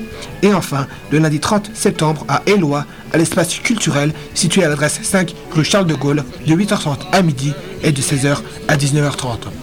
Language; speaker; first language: French; native; French